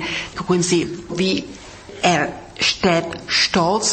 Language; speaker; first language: German; non-native, fluent; Czech